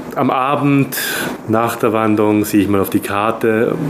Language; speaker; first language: German; native; German